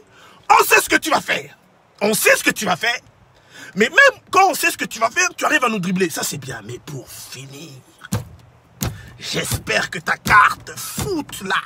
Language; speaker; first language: French; native; French